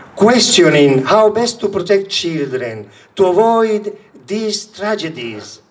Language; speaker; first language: English; non-native, fluent; Italian